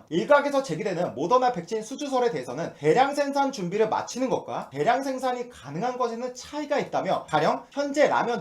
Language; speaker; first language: Korean; native; Korean